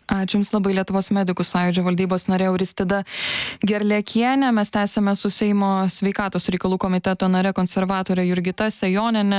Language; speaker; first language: Lithuanian; native; Lithuanian